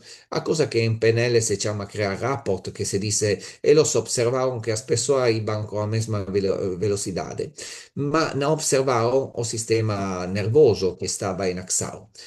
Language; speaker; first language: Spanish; non-native, learner; Italian